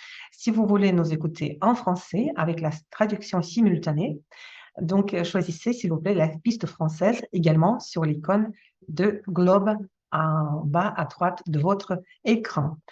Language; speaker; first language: French; non-native, fluent; Russian